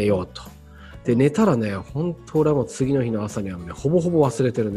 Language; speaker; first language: Japanese; native; Japanese